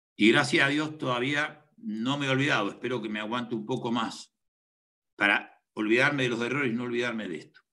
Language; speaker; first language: Spanish; native; Spanish